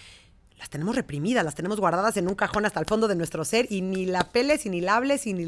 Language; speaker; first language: Spanish; native; Spanish